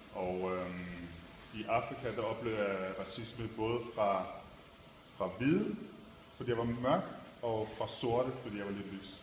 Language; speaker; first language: Danish; early bilingual, other home language; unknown